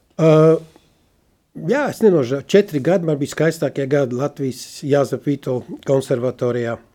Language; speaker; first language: Latvian; native; Latvian